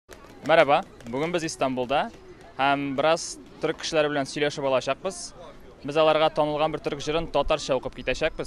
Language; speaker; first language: Turkish; non-native, learner; Tatar